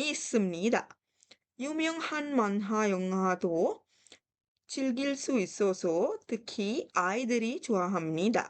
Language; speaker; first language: Korean; non-native, fluent; Sinhala